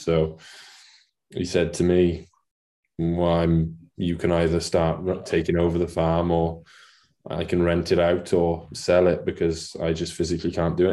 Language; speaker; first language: English; non-native, local second language; Welsh